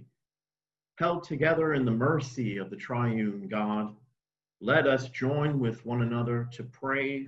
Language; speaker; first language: English; native; English